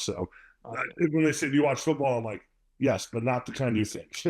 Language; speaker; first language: English; native; English